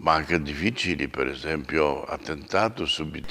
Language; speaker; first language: Italian; non-native, fluent; Polish